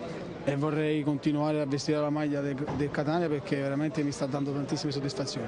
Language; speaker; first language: Italian; native; Italian